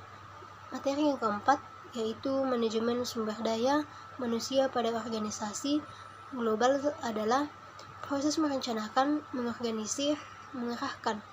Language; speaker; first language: Indonesian; native; Indonesian